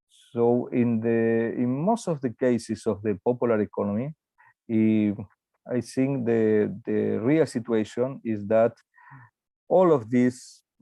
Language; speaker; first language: English; non-native, learner; Spanish